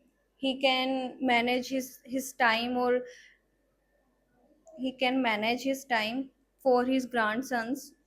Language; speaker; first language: English; non-native, learner; Urdu